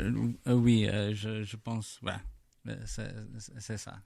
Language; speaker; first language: French; non-native, learner; English